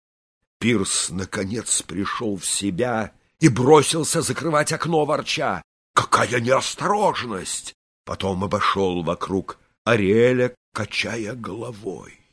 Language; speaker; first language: Russian; native; Russian